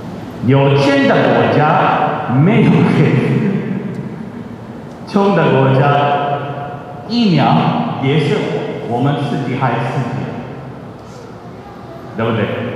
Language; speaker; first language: Chinese; non-native, fluent; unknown